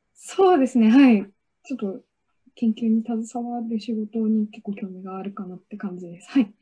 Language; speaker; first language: Japanese; native; Japanese